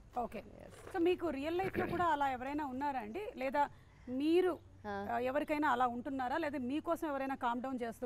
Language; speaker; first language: Telugu; native; Telugu